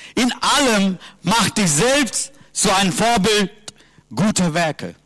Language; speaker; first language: German; non-native, fluent; Sinhala